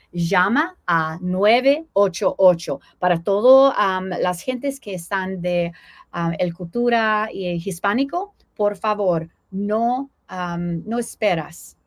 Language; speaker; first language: Spanish; non-native, learner; English